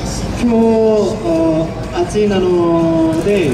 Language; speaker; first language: Japanese; non-native, learner; Korean